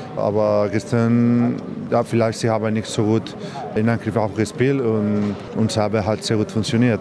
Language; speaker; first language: German; non-native, learner; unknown